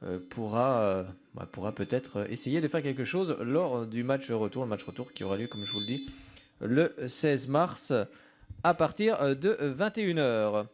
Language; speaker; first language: French; native; French